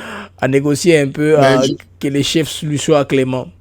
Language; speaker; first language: French; non-native, local second language; Lingala